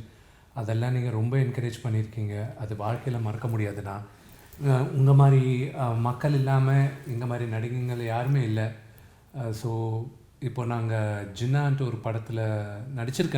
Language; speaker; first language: Tamil; non-native, local second language; Telugu